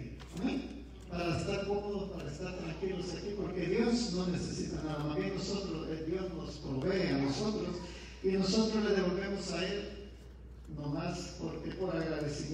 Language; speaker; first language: Spanish; native; Spanish